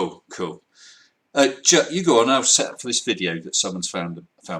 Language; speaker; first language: English; native; English